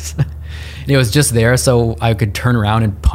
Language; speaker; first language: English; native; English